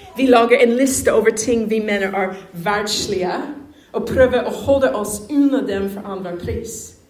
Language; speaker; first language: Norwegian; non-native, fluent; English